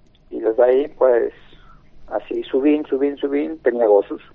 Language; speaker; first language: Catalan; non-native, local second language; Spanish